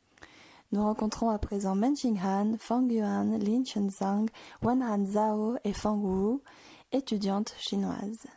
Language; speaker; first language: French; native; French